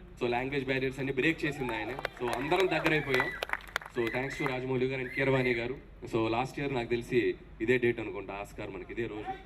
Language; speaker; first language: Telugu; native; Telugu